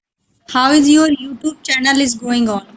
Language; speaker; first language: English; non-native, learner; Hindi